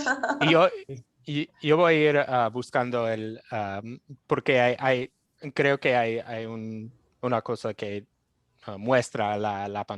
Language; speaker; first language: Spanish; non-native, fluent; English